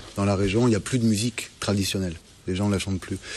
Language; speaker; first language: French; non-native, fluent; German